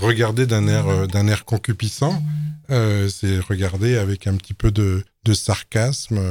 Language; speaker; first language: French; native; French